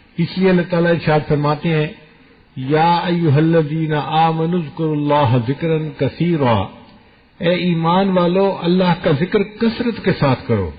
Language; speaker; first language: Urdu; non-native, local second language; Punjabi